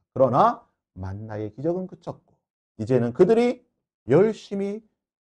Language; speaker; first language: Korean; native; Korean